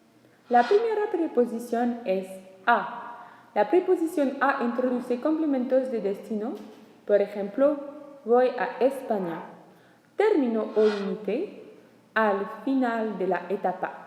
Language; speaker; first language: Spanish; non-native, learner; French